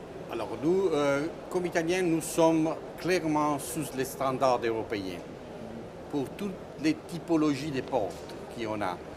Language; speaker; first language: French; non-native, fluent; Italian